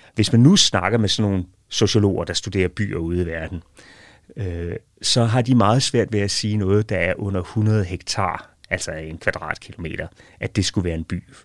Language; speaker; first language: Danish; native; Danish